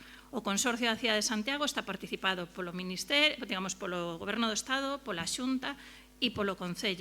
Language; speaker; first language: Galician; native; Galician